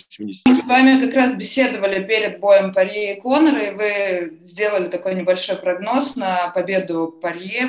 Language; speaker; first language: Russian; native; Russian